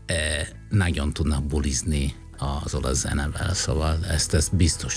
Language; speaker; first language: Hungarian; non-native, fluent; Italian